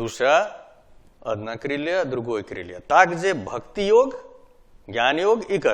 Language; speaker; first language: Russian; non-native, learner; Hindi